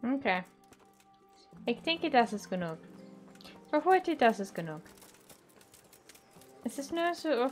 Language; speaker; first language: German; non-native, learner; Dutch